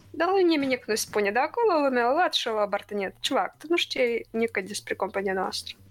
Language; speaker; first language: Romanian; native; Romanian